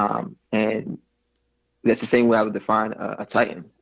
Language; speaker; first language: English; native; English